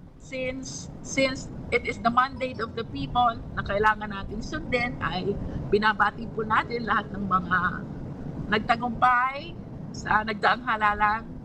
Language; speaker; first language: Filipino; native; Filipino